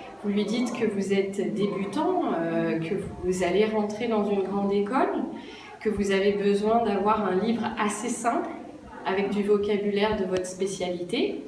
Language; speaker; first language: French; native; French